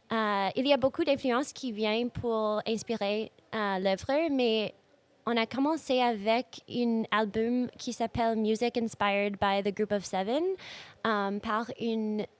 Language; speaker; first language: French; non-native, local second language; English